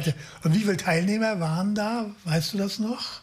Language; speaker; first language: German; native; German